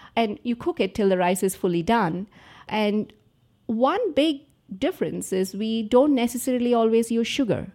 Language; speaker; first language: English; non-native, local second language; Telugu